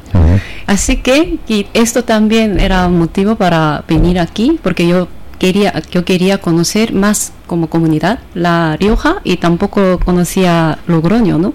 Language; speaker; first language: Spanish; non-native, fluent; Korean